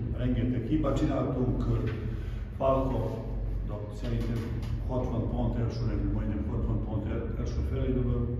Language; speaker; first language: Hungarian; non-native, learner; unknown